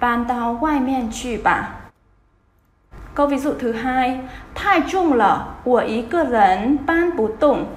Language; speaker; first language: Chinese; non-native, fluent; Vietnamese